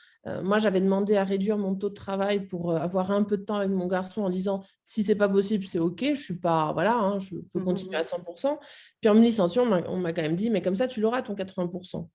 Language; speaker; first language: French; native; French